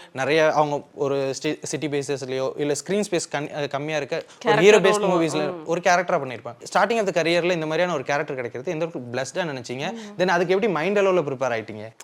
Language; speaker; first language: Tamil; native; Tamil